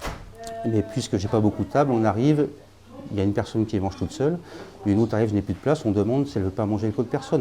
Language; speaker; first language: French; native; French